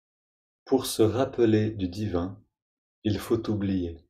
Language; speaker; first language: French; native; French